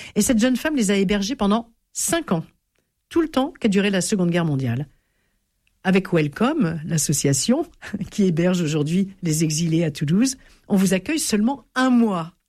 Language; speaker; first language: French; native; French